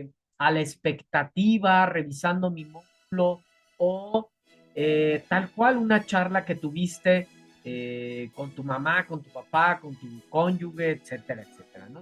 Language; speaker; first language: Spanish; native; Spanish